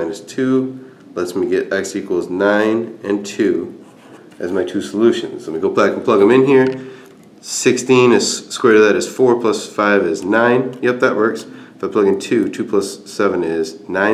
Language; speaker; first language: English; native; English